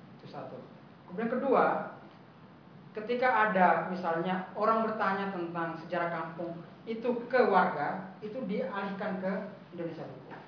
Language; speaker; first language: Indonesian; native; Indonesian